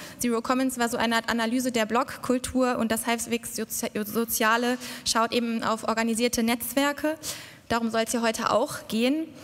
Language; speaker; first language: German; native; German